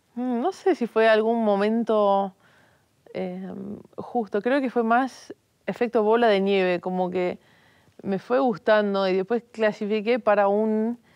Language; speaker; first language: Spanish; native; Spanish